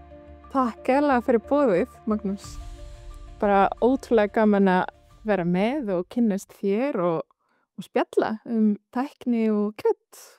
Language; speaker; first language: Icelandic; non-native, fluent; Arabic